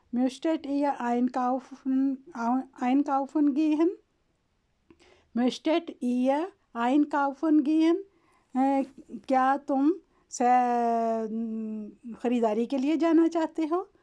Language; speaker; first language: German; non-native, fluent; Urdu